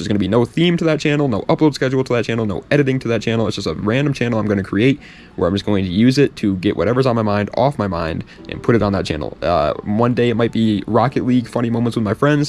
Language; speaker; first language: English; native; English